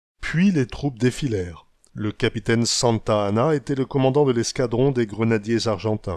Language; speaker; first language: French; native; French